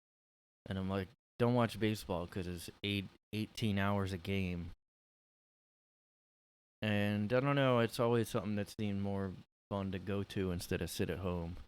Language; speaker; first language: English; native; English